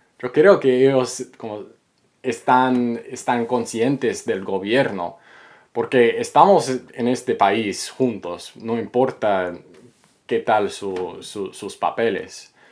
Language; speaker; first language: Spanish; non-native, fluent; English